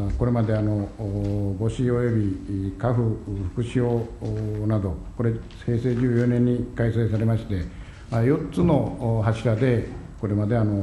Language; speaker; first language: Japanese; native; Japanese